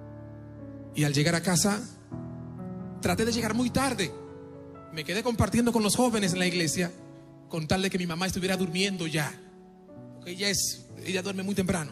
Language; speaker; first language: Spanish; non-native, fluent; Haitian Creole